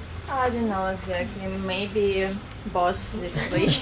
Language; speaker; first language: English; non-native, learner; Russian